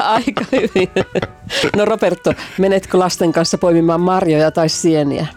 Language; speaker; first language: Finnish; native; Finnish